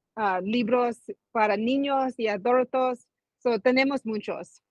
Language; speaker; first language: Spanish; early bilingual, heritage; Spanish